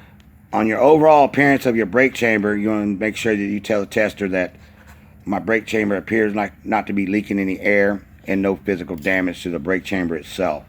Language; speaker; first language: English; native; English